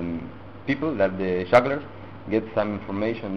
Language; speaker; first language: English; non-native, learner; Spanish